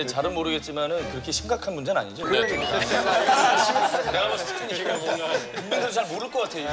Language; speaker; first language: Korean; native; Korean